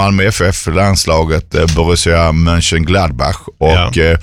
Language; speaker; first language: Swedish; native; Swedish